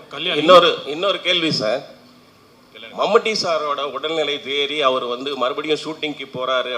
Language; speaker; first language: Tamil; native; Tamil